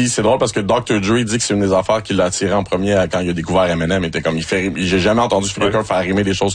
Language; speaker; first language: French; native; French